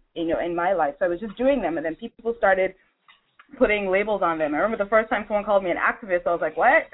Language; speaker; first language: English; non-native, local second language; Yoruba